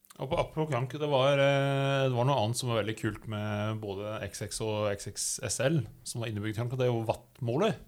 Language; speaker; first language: Norwegian; non-native, fluent; English